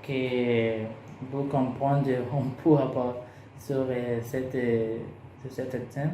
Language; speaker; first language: French; non-native, learner; Spanish